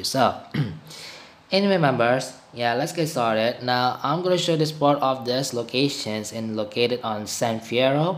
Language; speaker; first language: English; non-native, learner; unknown